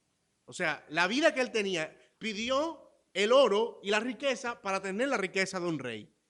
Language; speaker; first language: Spanish; native; Spanish